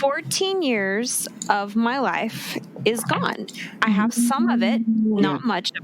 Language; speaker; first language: English; native; English